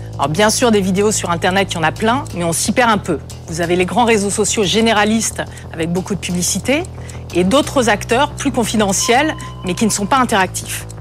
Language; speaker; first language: French; native; French